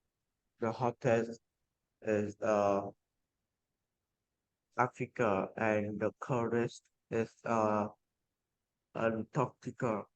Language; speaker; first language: English; non-native, learner; Vietnamese